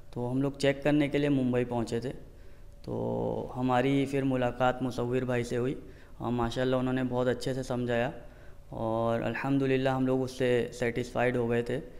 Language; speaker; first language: Hindi; non-native, local second language; Urdu